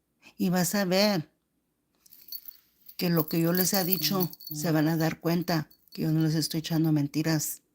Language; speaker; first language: Spanish; early bilingual, heritage; Spanish